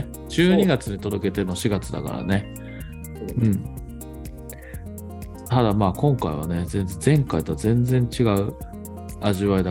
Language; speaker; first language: Japanese; native; Japanese